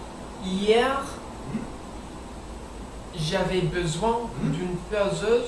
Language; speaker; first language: French; non-native, learner; English